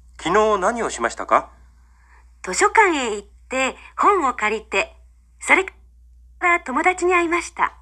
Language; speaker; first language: Japanese; non-native, fluent; Indonesian